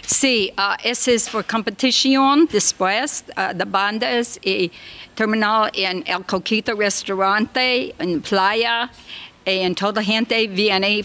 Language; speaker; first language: Spanish; non-native, learner; English